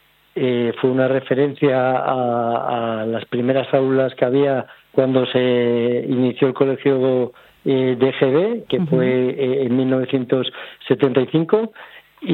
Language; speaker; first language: Spanish; native; Spanish